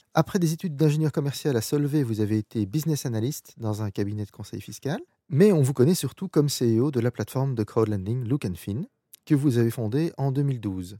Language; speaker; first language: French; native; French